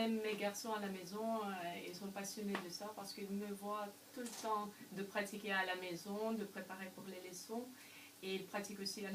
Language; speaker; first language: French; non-native, fluent; Russian